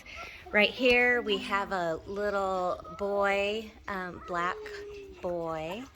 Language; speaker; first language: English; native; English